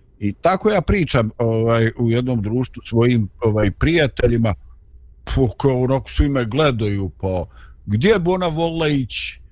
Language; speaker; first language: Bosnian; native; Bosnian